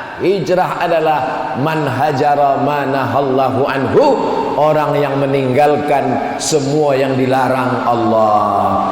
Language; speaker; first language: Malay; native; Malay